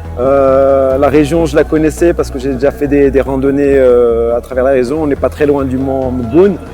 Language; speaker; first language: French; non-native, local second language; Arabic